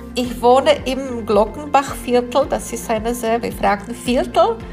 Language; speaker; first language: German; non-native, fluent; Czech